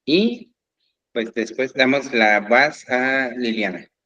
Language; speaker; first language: Spanish; native; Spanish